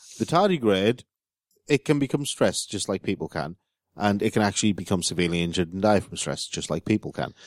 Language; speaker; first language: English; native; English